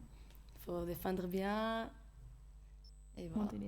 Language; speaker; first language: French; non-native, fluent; Portuguese